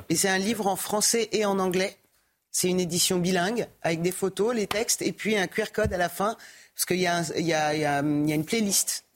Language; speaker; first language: French; early bilingual, other home language; Persian